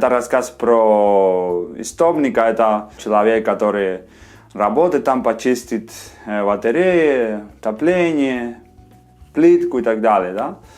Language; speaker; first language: Russian; non-native, learner; Spanish